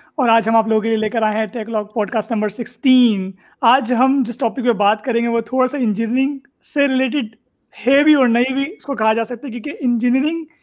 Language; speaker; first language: Urdu; native; Urdu